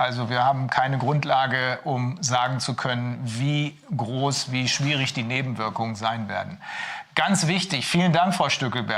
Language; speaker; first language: German; native; German